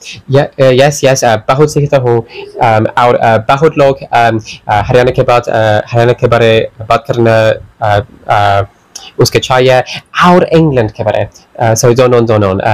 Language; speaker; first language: Hindi; non-native, learner; English